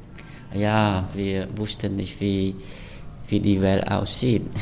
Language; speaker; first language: German; non-native, fluent; Khmer